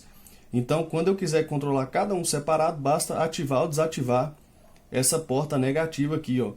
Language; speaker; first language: Portuguese; native; Portuguese